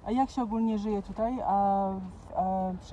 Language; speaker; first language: Polish; early bilingual, heritage; Polish